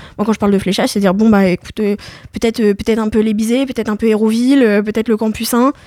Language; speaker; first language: French; native; French